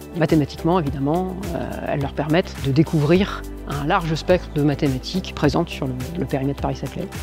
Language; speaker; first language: French; native; French